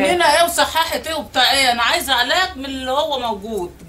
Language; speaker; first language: Arabic; native; Arabic